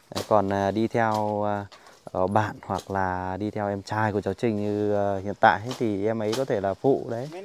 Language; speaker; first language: Vietnamese; non-native, local second language; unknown